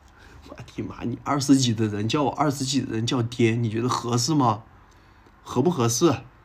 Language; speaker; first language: Chinese; native; Chinese